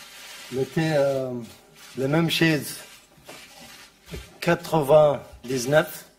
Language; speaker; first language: French; non-native, learner; Arabic